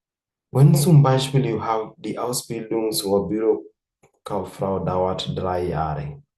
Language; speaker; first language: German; non-native, fluent; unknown